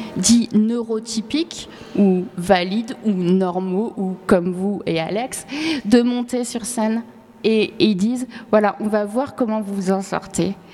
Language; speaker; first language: French; native; French